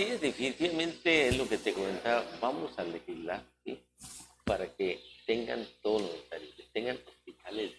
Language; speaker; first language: Spanish; native; Spanish